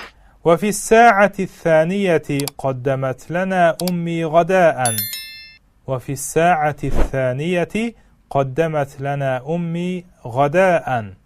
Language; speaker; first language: Arabic; non-native, fluent; Uzbek